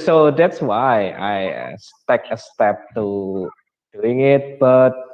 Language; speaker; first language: English; non-native, learner; Indonesian